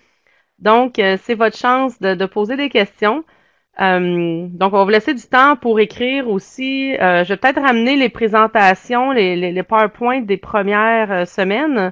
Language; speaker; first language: French; native; French